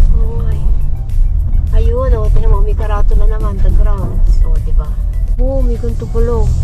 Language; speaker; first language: Filipino; native; Filipino